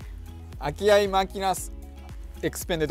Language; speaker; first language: Spanish; non-native, fluent; Japanese